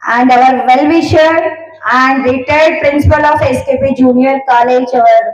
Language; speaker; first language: English; non-native, local second language; Telugu